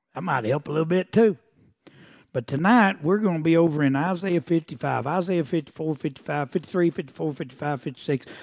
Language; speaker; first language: English; native; English